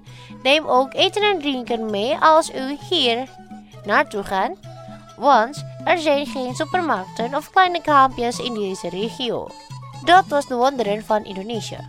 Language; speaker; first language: Dutch; non-native, fluent; Indonesian